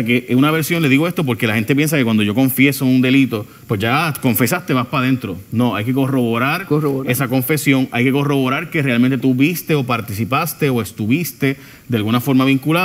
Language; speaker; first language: Spanish; native; Spanish